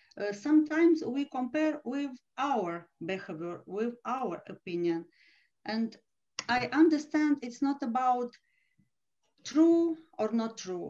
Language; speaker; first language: English; non-native, learner; Romanian